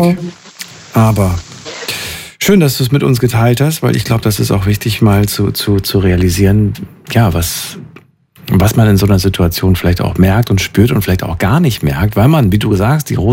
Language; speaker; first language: German; native; German